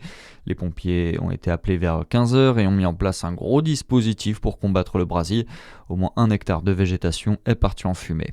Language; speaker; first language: French; native; French